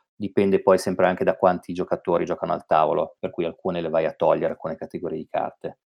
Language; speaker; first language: Italian; native; Italian